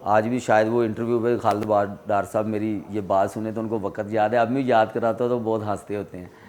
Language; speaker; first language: Urdu; non-native, local second language; Punjabi